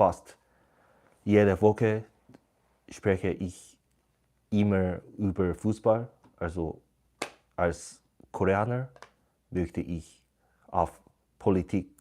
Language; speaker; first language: German; non-native, learner; Korean